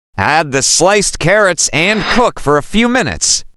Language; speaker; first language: English; non-native, local second language; Filipino